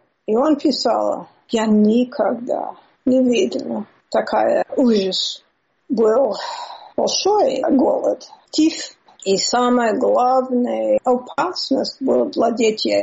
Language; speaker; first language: Russian; non-native, learner; English